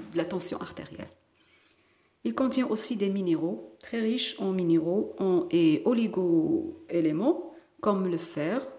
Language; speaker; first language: French; non-native, local second language; Arabic